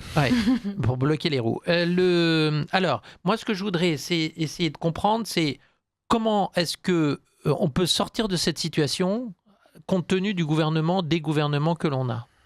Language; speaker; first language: French; native; French